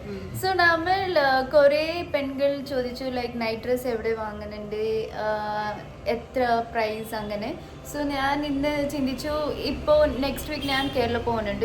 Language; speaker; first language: Malayalam; non-native, local second language; Kannada